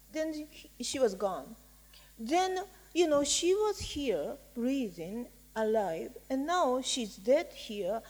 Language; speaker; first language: English; non-native, fluent; Japanese